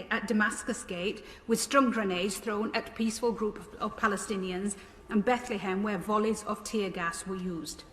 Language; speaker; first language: English; native; English